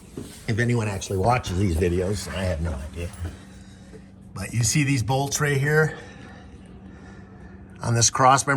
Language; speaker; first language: English; native; English